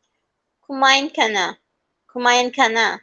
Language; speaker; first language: Filipino; non-native, fluent; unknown